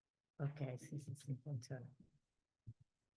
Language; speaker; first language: Italian; native; Italian